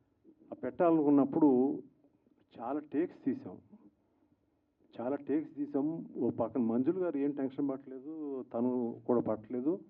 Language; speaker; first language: Telugu; native; Telugu